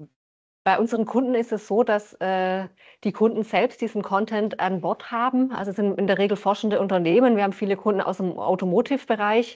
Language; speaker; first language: German; native; German